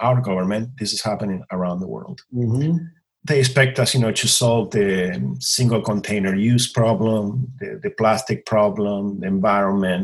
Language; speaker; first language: English; non-native, fluent; Spanish